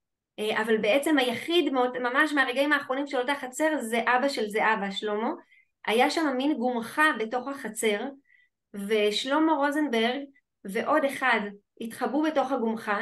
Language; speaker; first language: Hebrew; native; Hebrew